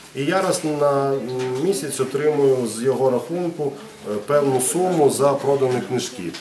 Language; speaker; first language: Ukrainian; non-native, local second language; Russian